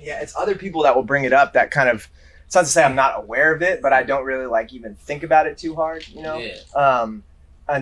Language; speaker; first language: English; native; English